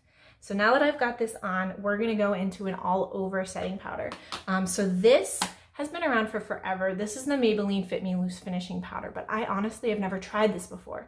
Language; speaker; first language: English; native; English